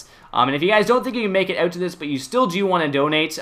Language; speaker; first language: English; native; English